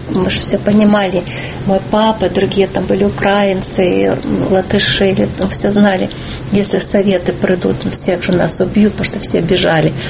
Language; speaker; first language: Russian; early bilingual, heritage; Russian